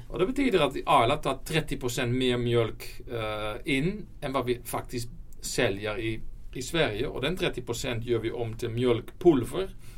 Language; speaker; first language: Swedish; non-native, fluent; Dutch